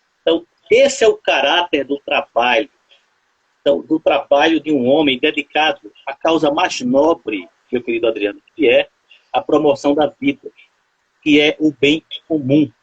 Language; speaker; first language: Portuguese; native; Portuguese